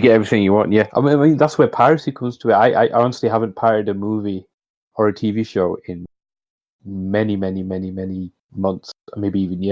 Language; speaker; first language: English; native; English